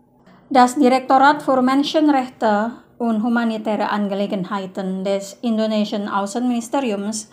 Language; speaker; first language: German; non-native, fluent; Indonesian